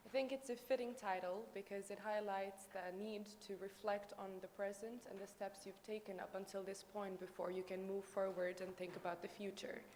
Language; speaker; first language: English; non-native, fluent; Albanian